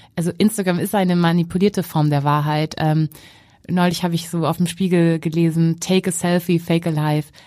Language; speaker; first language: German; native; German